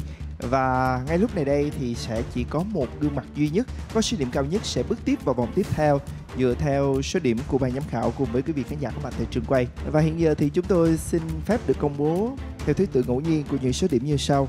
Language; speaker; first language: Vietnamese; native; Vietnamese